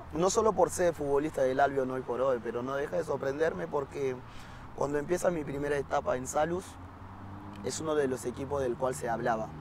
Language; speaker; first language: Spanish; non-native, fluent; French